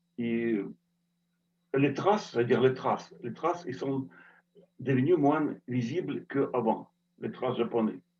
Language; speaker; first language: French; non-native, fluent; Russian